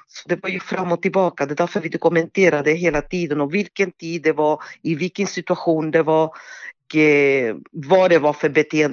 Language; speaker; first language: Swedish; non-native, fluent; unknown